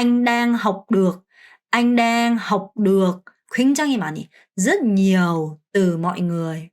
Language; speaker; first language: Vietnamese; non-native, fluent; Korean